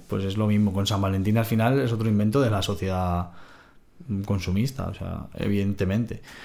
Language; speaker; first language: Spanish; native; Spanish